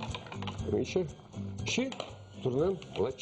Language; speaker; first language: Romanian; non-native, learner; Russian